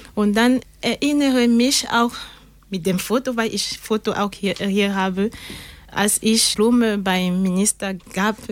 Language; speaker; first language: German; non-native, learner; French